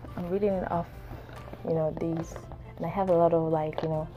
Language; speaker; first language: English; non-native, local second language; Akan